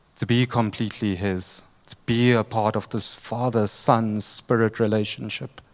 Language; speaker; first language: English; native; English